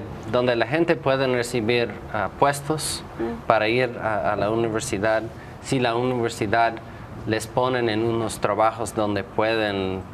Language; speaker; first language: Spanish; non-native, fluent; English